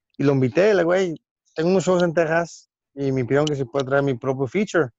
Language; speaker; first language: Spanish; early bilingual, heritage; Spanish